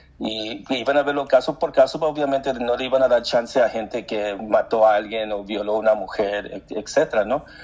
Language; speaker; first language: Spanish; early bilingual, heritage; Spanish